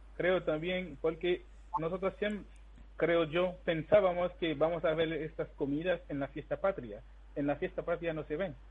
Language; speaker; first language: Spanish; non-native, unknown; Haitian Creole